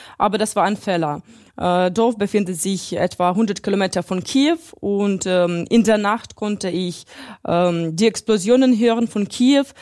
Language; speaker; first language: German; non-native, fluent; Russian